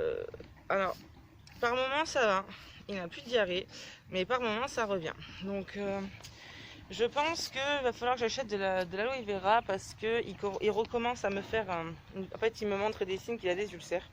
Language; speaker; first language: French; native; French